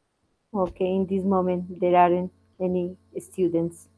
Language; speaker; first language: English; non-native, learner; Spanish